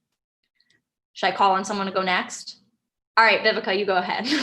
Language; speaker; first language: English; native; English